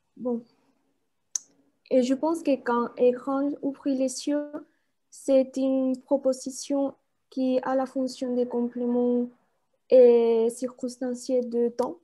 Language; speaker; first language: French; non-native, fluent; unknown